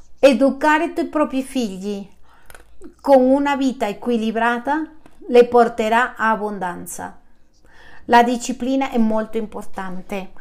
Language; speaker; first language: Italian; non-native, fluent; Spanish